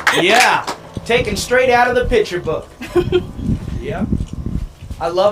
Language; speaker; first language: English; native; English